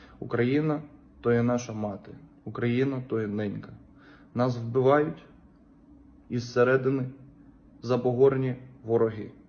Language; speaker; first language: Ukrainian; non-native, local second language; Russian